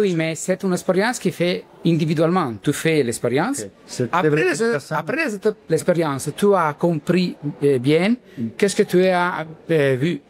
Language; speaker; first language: French; non-native, learner; Italian